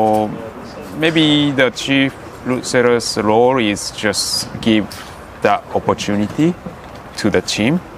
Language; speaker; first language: English; non-native, learner; Japanese